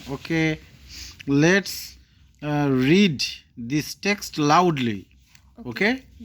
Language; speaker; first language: English; non-native, local second language; Bangla